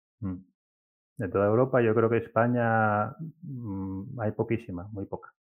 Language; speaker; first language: Spanish; native; Spanish